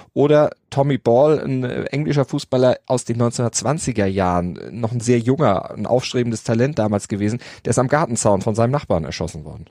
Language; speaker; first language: German; native; German